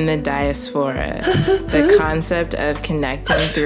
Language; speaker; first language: English; native; English